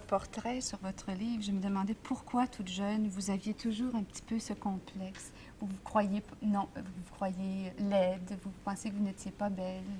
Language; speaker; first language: French; native; French